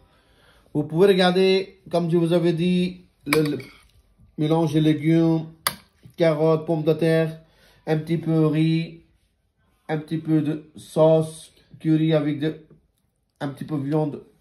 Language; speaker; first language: French; non-native, learner; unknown